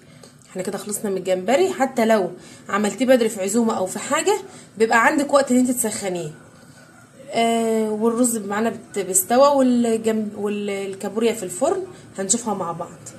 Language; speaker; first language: Arabic; native; Arabic